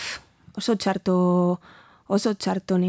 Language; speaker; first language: Basque; non-native, learner; Spanish